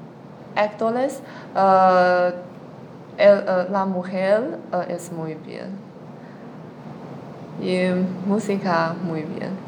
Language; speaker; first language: Spanish; non-native, learner; Chinese